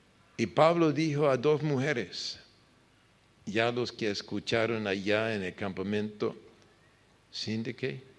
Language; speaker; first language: Spanish; non-native, fluent; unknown